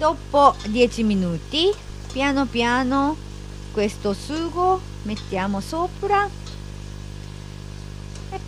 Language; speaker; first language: Italian; non-native, learner; Japanese